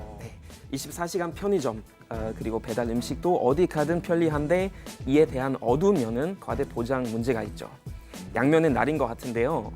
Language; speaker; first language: Korean; non-native, fluent; German